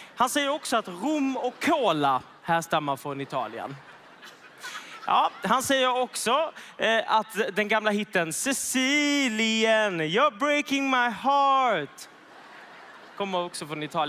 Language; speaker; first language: Swedish; native; Swedish